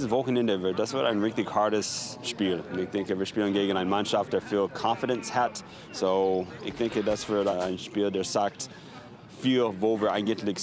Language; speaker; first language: German; non-native, fluent; English